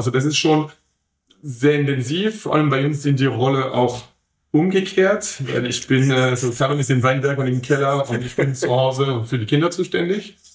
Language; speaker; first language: German; non-native, fluent; French